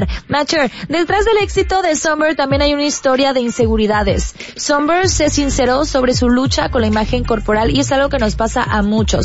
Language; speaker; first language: Spanish; native; Spanish